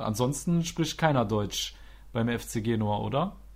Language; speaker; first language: German; native; German